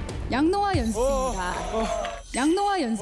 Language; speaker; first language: Korean; native; Korean